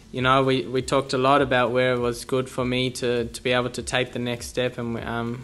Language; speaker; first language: English; native; English